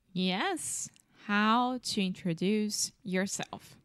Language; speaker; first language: English; non-native, fluent; Portuguese